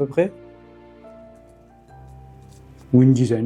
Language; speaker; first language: French; native; French